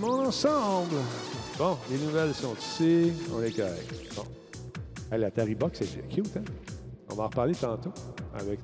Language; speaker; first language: French; native; French